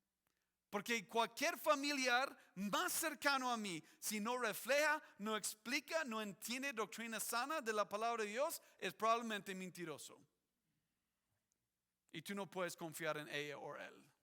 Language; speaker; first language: Spanish; non-native, fluent; English